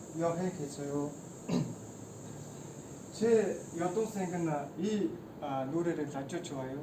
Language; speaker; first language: Korean; non-native, learner; Mongolian